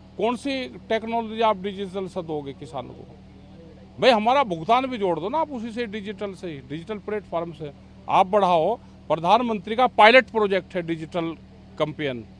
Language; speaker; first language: Hindi; native; Hindi